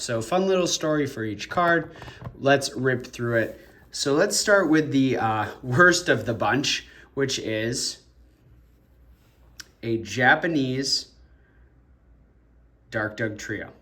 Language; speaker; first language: English; native; English